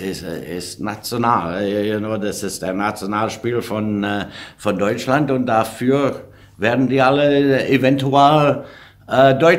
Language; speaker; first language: German; non-native, fluent; English